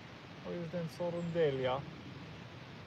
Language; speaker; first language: Turkish; non-native, learner; English